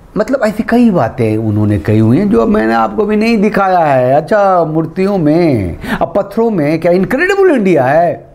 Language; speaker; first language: Hindi; native; Hindi